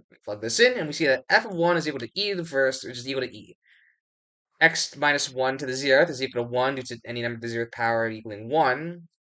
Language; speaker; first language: English; native; English